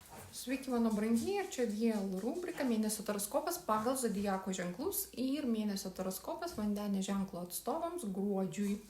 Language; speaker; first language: Lithuanian; native; Lithuanian